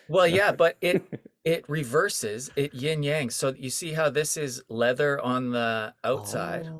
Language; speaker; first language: English; native; English